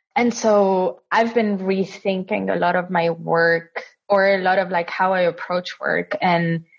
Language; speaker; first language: English; non-native, fluent; Italian